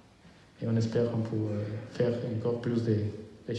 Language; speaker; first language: French; non-native, fluent; Spanish